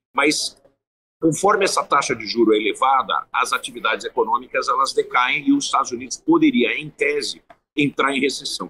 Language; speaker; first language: Portuguese; early bilingual, heritage; Portuguese